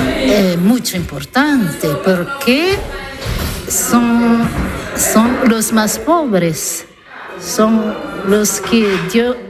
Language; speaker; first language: Spanish; non-native, learner; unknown